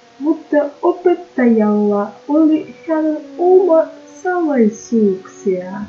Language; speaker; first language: Finnish; non-native, learner; Russian